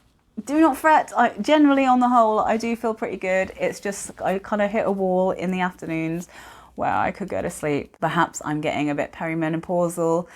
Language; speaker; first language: English; native; English